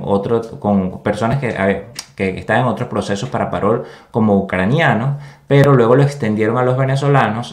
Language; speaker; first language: Spanish; native; Spanish